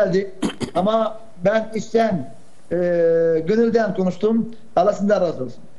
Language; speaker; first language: Turkish; non-native, fluent; Arabic